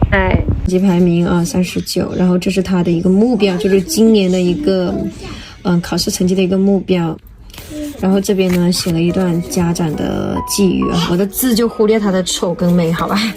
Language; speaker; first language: Chinese; native; Chinese